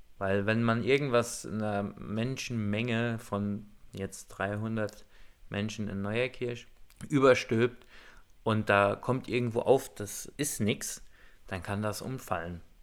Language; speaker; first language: German; native; German